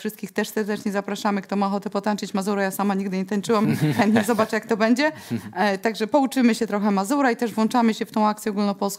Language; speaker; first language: Polish; native; Polish